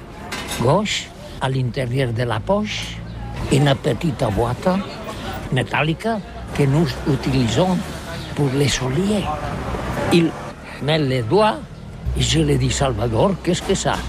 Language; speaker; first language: French; non-native, learner; Catalan